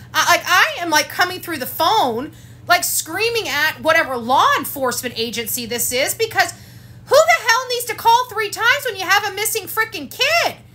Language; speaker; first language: English; native; English